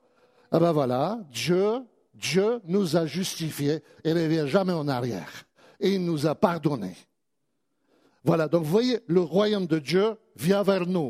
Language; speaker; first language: French; native; French